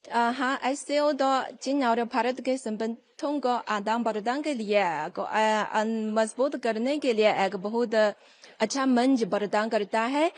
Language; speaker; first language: Hindi; non-native, fluent; Chinese